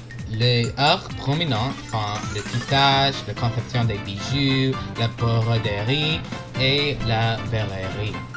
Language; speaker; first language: French; non-native, learner; English